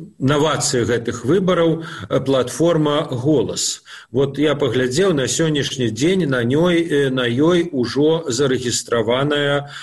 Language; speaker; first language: Belarusian; non-native, local second language; Russian